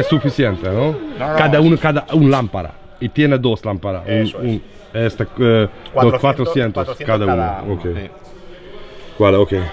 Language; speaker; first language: Spanish; non-native, learner; Hungarian